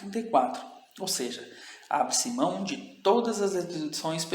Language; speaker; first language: Portuguese; native; Portuguese